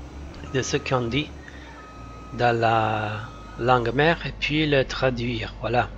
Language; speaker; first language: French; non-native, fluent; Italian